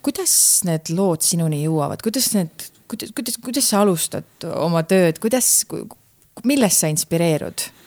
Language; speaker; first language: Estonian; native; Estonian